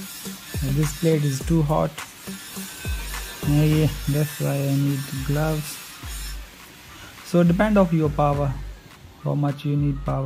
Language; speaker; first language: English; non-native, learner; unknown